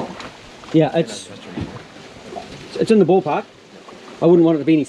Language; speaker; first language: English; native; English